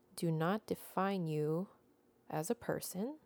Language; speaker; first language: English; non-native, local second language; Filipino